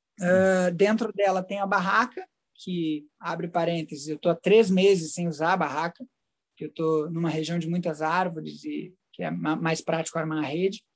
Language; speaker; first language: Portuguese; native; Portuguese